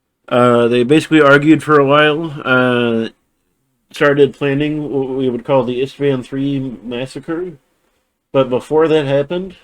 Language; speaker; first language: English; native; English